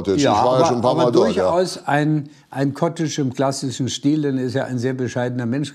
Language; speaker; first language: German; native; German